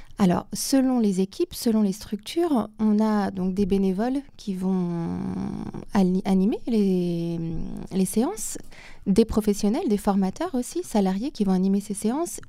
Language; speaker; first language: French; native; French